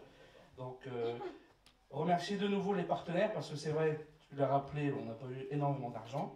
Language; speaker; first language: French; native; French